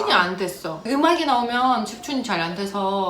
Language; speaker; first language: Korean; non-native, fluent; Russian